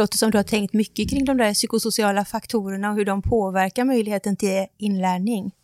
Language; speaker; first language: Swedish; native; Swedish